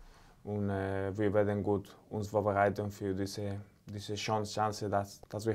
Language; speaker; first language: German; non-native, fluent; Spanish